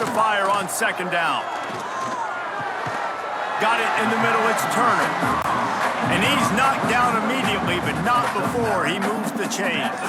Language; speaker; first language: English; native; English